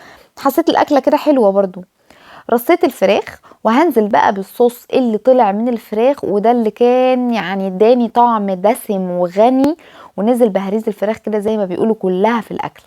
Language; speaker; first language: Arabic; native; Arabic